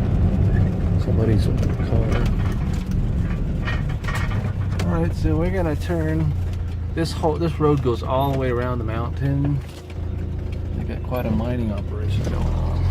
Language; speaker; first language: English; native; English